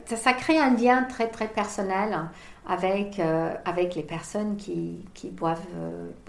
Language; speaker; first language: French; non-native, fluent; English